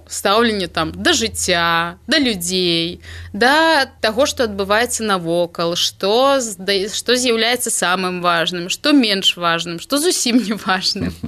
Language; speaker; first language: Belarusian; non-native, local second language; Russian